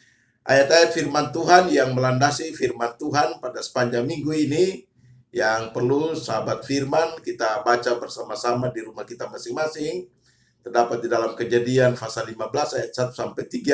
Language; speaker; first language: Indonesian; native; Indonesian